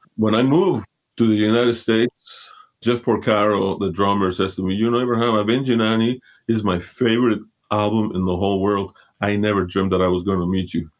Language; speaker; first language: English; early bilingual, other home language; Spanish